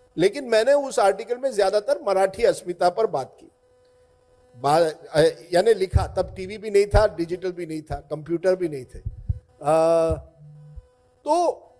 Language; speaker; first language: Hindi; non-native, local second language; Marathi